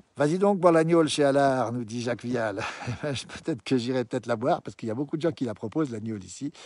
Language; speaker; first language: French; native; French